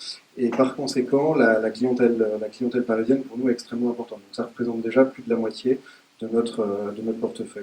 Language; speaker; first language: French; native; French